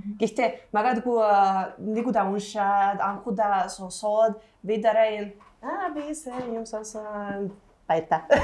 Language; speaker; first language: Mongolian; non-native, learner; Hungarian